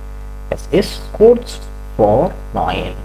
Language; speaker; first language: German; non-native, fluent; Indonesian